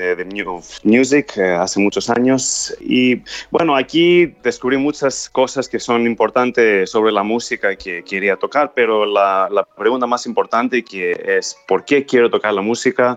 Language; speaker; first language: Spanish; non-native, fluent; Greek